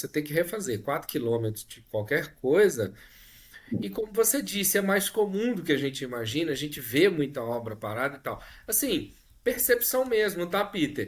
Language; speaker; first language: Portuguese; native; Portuguese